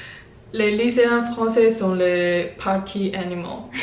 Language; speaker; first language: French; non-native, learner; Chinese